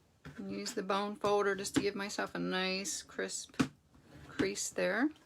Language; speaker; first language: English; native; English